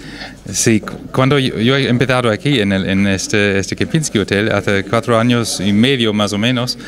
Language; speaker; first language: Spanish; non-native, fluent; German